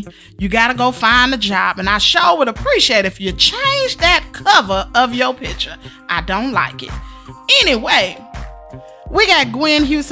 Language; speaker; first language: English; native; English